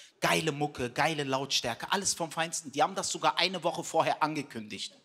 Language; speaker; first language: German; early bilingual, other home language; Turkish